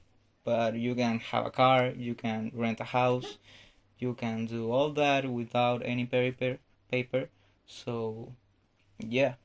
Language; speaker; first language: English; non-native, fluent; Spanish